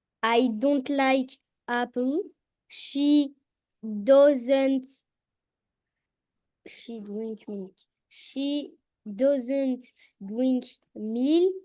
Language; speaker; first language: English; non-native, learner; French